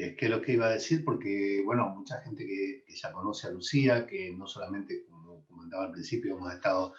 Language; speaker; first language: Spanish; native; Spanish